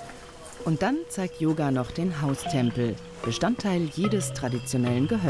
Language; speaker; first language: German; native; German